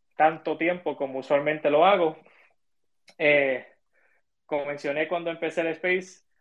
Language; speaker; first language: Spanish; early bilingual, heritage; Spanish